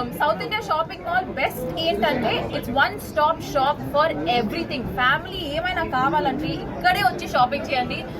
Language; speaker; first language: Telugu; non-native, learner; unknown